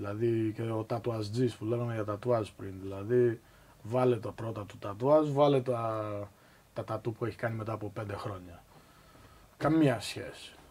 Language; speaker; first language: Greek; early bilingual, other home language; English